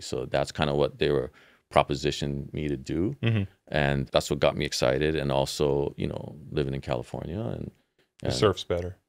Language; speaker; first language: English; native; English